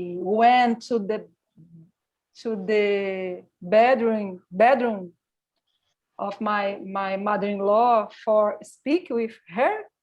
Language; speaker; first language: English; non-native, learner; Portuguese